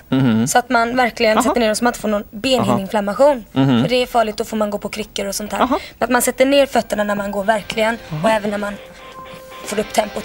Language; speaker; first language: Swedish; native; Swedish